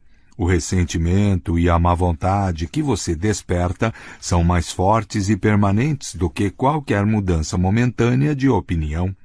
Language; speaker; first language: Portuguese; native; Portuguese